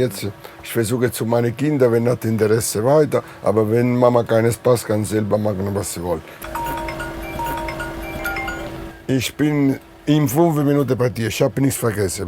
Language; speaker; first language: German; non-native, learner; Italian